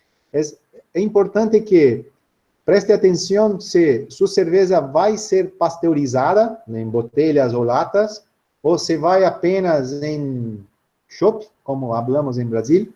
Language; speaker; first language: Spanish; non-native, learner; Portuguese